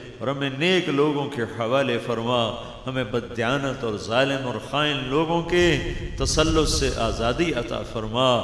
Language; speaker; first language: Urdu; non-native, local second language; Punjabi